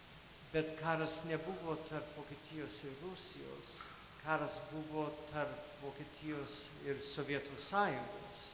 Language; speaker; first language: Lithuanian; early bilingual, heritage; Lithuanian